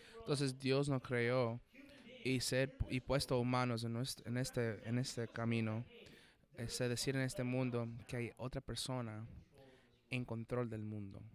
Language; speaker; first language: Spanish; non-native, fluent; English